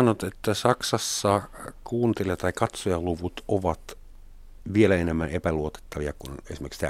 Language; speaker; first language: Finnish; non-native, fluent; German